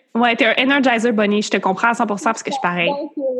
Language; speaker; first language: French; native; French